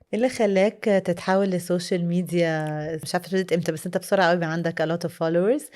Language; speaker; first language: Egyptian Arabic; native; Egyptian Arabic